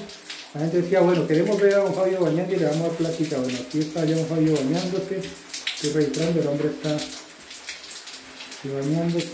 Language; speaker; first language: Spanish; native; Spanish